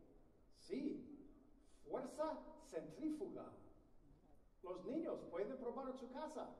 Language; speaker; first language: Spanish; non-native, learner; English